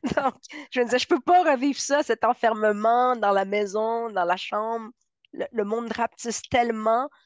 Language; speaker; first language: French; non-native, fluent; Spanish